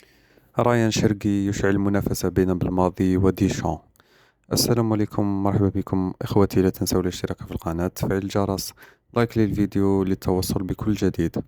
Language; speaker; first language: Arabic; native; Arabic